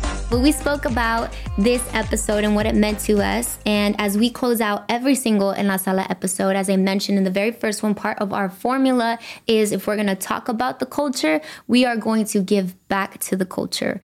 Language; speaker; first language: English; early bilingual, other home language; Spanish